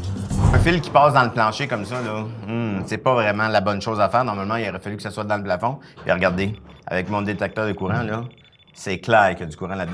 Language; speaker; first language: French; native; French